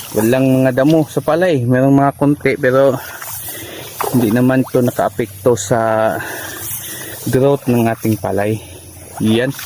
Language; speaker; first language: Filipino; non-native, local second language; Hiligaynon